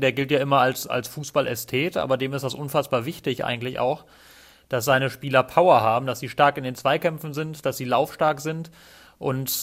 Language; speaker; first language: German; native; German